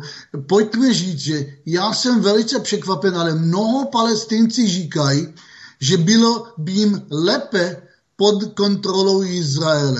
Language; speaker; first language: Czech; non-native, fluent; Hebrew